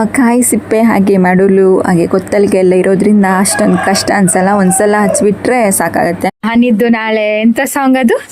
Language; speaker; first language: Kannada; native; Kannada